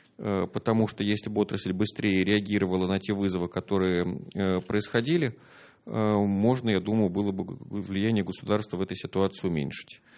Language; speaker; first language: Russian; native; Russian